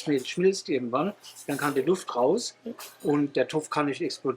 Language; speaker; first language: German; native; German